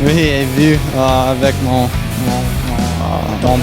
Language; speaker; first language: French; non-native, learner; English